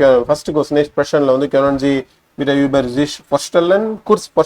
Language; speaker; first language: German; non-native, fluent; Tamil